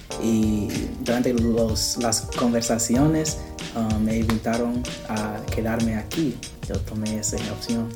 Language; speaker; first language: Spanish; non-native, learner; English